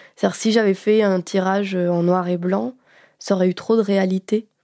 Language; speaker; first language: French; native; French